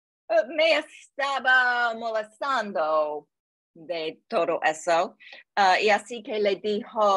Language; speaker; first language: Spanish; non-native, learner; English